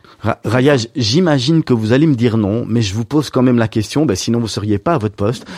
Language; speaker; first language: French; native; French